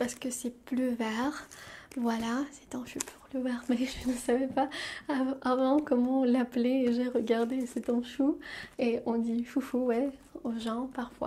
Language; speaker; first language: French; non-native, fluent; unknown